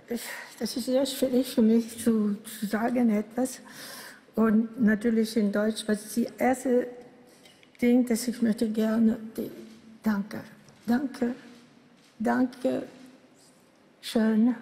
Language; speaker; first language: German; non-native, learner; Greek